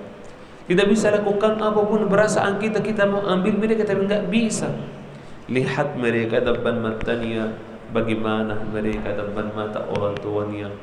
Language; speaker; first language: Indonesian; non-native, learner; Arabic